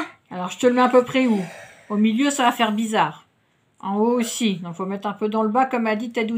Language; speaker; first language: French; native; French